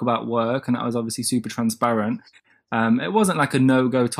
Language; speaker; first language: English; native; English